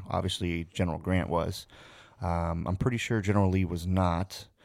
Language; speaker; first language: English; native; English